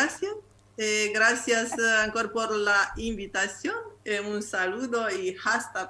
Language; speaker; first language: Spanish; non-native, learner; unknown